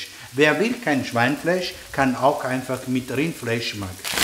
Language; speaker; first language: German; non-native, fluent; Italian